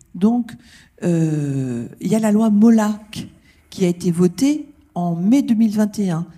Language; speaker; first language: French; native; French